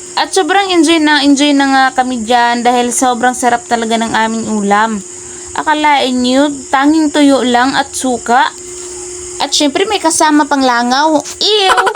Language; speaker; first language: Filipino; non-native, local second language; Cebuano